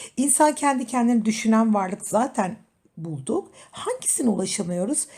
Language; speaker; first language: Turkish; native; Turkish